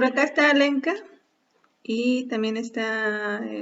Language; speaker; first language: Spanish; native; Spanish